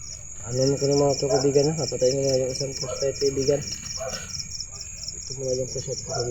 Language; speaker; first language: Filipino; non-native, local second language; Cebuano